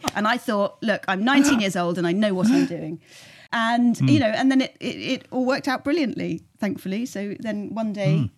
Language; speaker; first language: English; native; English